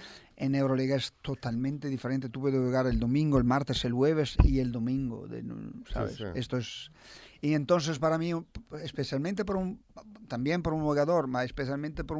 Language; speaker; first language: Spanish; non-native, fluent; Italian